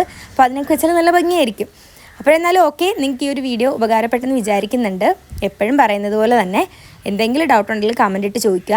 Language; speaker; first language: Malayalam; native; Malayalam